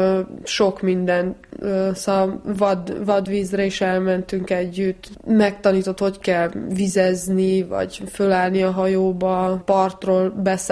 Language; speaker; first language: Hungarian; early bilingual, heritage; Hungarian